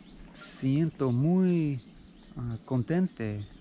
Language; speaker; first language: Spanish; non-native, learner; English